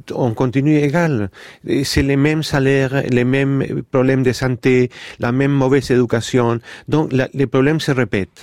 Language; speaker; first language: French; non-native, fluent; Spanish